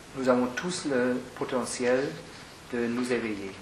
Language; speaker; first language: French; non-native, fluent; German